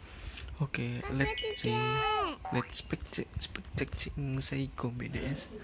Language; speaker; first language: English; non-native, learner; Indonesian